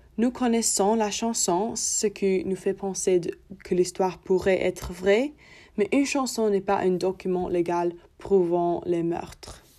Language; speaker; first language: French; non-native, learner; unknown